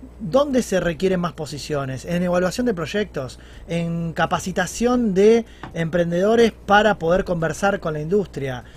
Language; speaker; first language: Spanish; native; Spanish